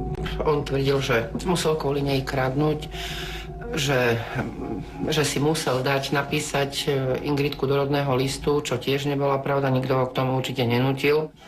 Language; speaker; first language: Slovak; native; Slovak